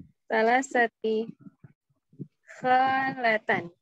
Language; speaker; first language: Arabic; non-native, learner; Indonesian